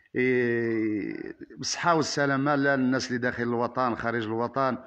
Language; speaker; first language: Arabic; native; Arabic